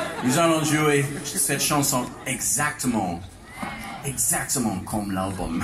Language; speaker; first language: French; non-native, learner; English